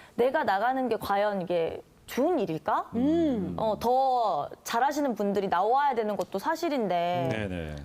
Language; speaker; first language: Korean; native; Korean